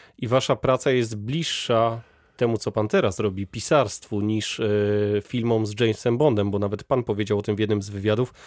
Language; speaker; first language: Polish; native; Polish